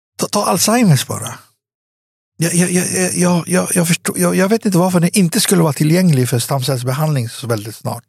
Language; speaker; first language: Swedish; early bilingual, other home language; Arabic